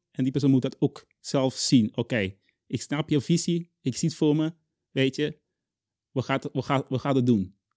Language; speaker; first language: Dutch; non-native, local second language; Papiamento